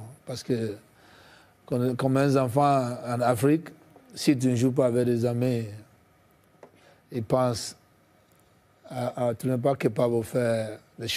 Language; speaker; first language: French; non-native, fluent; English